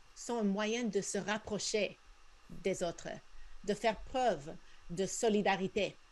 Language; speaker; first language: French; non-native, fluent; Spanish